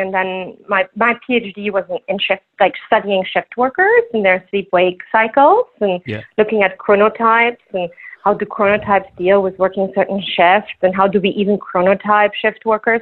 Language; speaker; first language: English; non-native, fluent; Luxembourgish